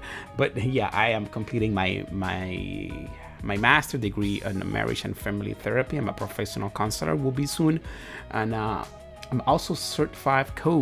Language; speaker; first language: English; non-native, fluent; Spanish